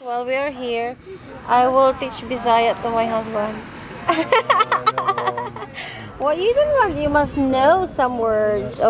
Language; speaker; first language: English; non-native, local second language; Cebuano